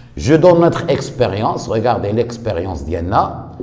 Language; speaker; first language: French; non-native, local second language; Arabic